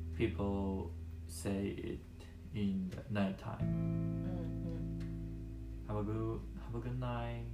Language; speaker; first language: English; non-native, learner; Japanese